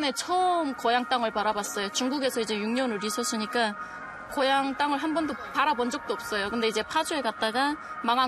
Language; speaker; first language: Korean; native; Korean